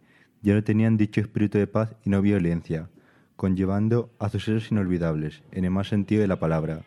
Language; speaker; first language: Spanish; native; Spanish